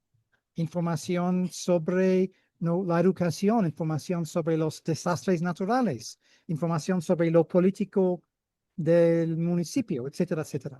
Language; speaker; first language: Spanish; non-native, fluent; English